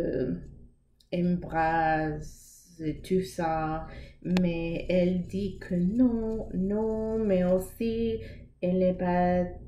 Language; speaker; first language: French; non-native, learner; English